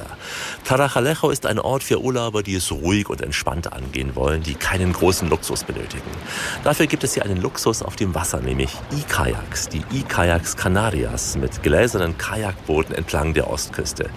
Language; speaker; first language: German; native; German